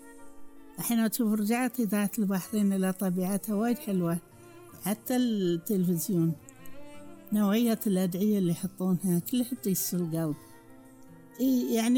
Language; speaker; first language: Arabic; native; Arabic